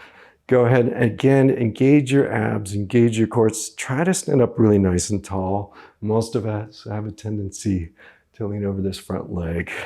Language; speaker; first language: English; native; English